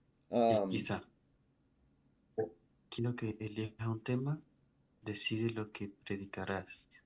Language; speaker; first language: Spanish; native; Spanish